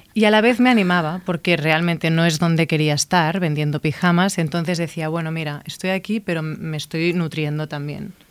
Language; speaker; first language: Spanish; native; Spanish